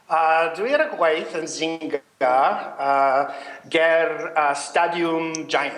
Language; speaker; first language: Welsh; non-native, learner; English